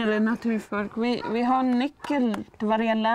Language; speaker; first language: Swedish; non-native, fluent; Māori